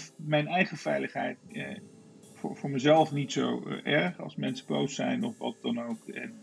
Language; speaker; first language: Dutch; native; Dutch